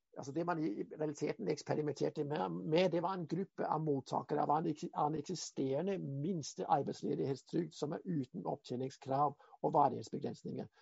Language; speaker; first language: Norwegian; native; Norwegian